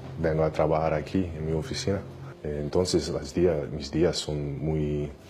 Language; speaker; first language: Spanish; non-native, learner; English